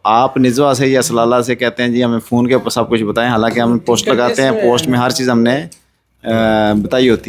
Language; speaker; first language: Hindi; non-native, local second language; Punjabi